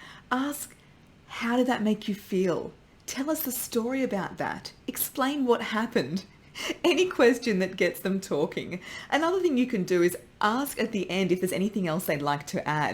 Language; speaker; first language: English; native; English